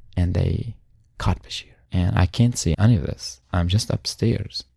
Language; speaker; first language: English; non-native, fluent; Arabic